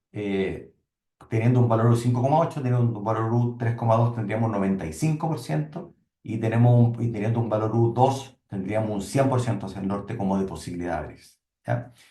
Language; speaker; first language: Spanish; native; Spanish